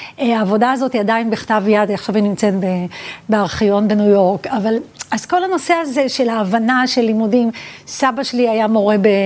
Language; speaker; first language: Hebrew; early bilingual, other home language; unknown